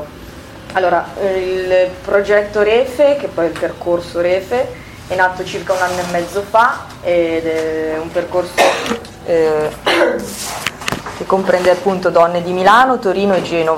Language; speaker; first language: Italian; native; Italian